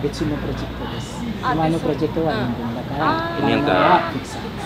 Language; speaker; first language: Japanese; non-native, learner; Indonesian